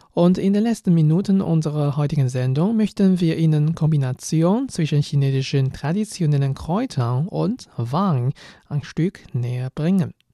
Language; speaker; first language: German; non-native, fluent; Chinese